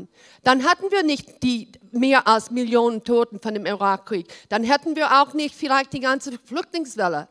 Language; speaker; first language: German; early bilingual, heritage; German